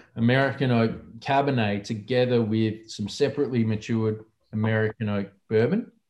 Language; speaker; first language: English; native; English